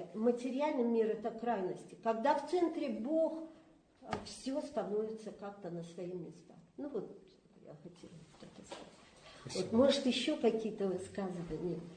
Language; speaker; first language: Russian; native; Russian